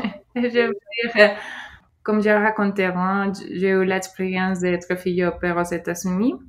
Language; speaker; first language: French; non-native, fluent; Spanish